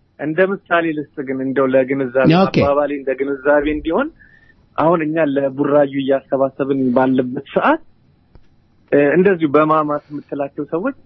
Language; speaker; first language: Amharic; native; Amharic